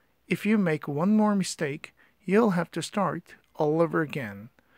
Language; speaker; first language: English; non-native, fluent; Korean